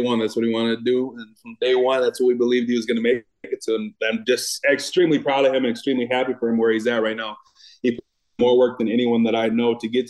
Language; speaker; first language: English; native; English